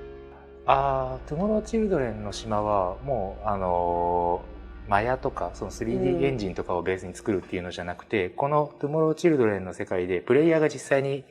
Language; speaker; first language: Japanese; native; Japanese